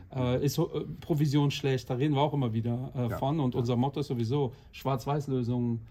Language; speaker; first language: German; non-native, fluent; Portuguese